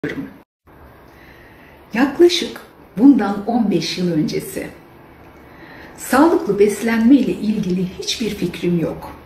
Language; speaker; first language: Turkish; native; Turkish